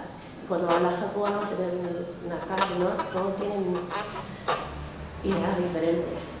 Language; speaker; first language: Spanish; non-native, fluent; English